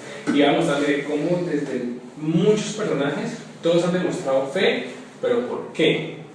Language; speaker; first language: Spanish; native; Spanish